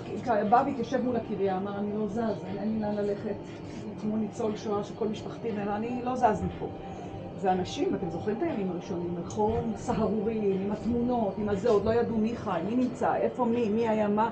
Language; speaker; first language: Hebrew; native; Hebrew